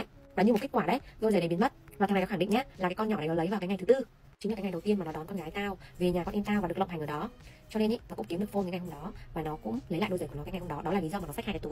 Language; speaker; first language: Vietnamese; native; Vietnamese